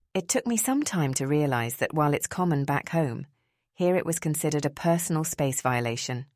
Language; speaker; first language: English; early bilingual, other home language; Spanish